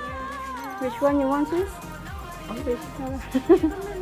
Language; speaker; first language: English; non-native, learner; Indonesian